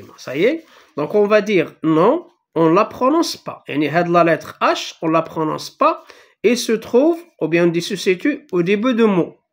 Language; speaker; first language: French; non-native, local second language; Arabic